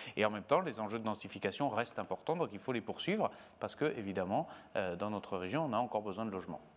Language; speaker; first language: French; native; French